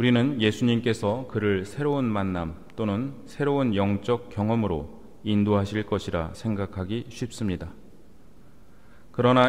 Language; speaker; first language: Korean; native; Korean